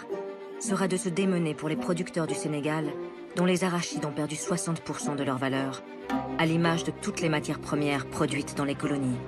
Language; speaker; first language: French; native; French